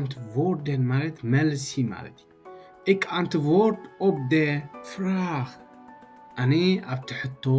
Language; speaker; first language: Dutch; non-native, learner; Tigrinya